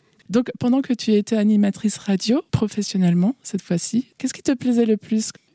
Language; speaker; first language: French; native; French